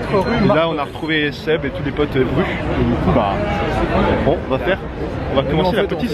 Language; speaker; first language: French; native; French